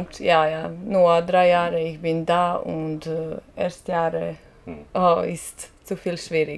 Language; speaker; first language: German; non-native, learner; Bosnian